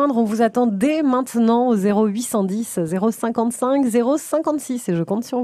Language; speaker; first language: French; native; French